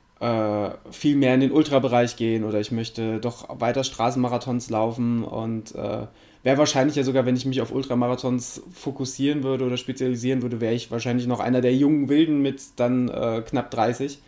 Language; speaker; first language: German; native; German